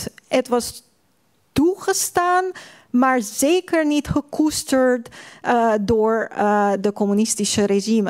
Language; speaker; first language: Dutch; non-native, fluent; Hungarian